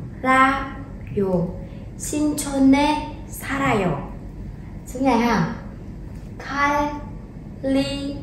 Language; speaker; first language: Korean; non-native, fluent; Vietnamese